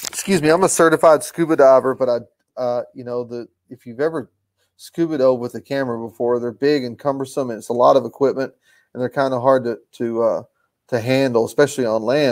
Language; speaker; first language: English; native; English